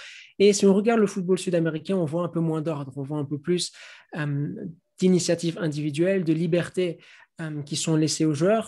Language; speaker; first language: French; native; French